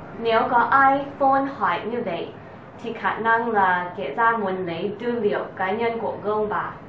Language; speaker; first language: Vietnamese; early bilingual, heritage; Vietnamese